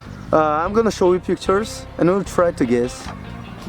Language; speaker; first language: English; non-native, learner; Kazakh